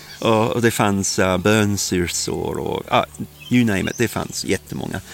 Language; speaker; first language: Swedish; non-native, fluent; English